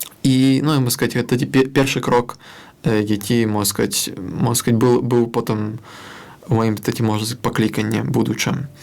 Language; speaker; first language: Belarusian; non-native, local second language; Russian